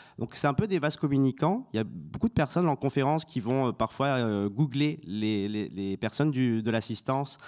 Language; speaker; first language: French; native; French